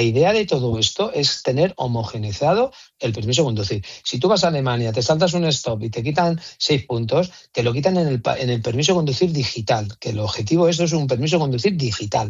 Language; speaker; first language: Spanish; native; Spanish